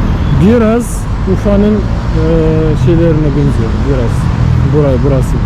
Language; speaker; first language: Turkish; non-native, learner; Bashkir